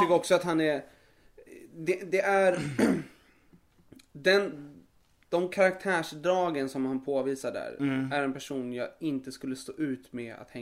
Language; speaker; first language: Swedish; native; Swedish